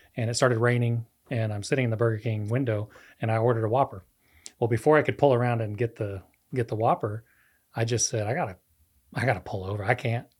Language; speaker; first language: English; non-native, fluent; Spanish